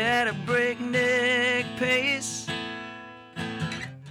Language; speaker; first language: English; native; English